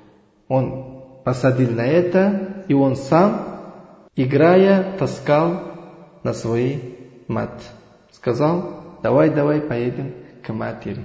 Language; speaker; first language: Russian; non-native, learner; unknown